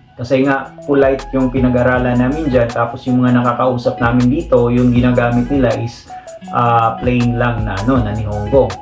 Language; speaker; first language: Filipino; non-native, local second language; Cebuano